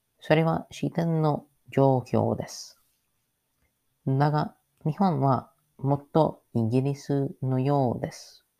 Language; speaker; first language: Japanese; non-native, learner; English